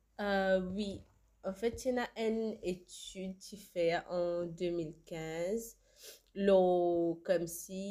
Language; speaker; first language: French; non-native, local second language; Morisyen